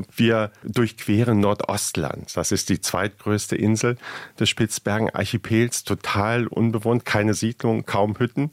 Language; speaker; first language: German; native; German